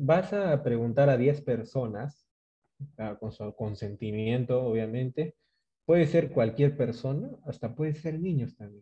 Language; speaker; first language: Spanish; native; Spanish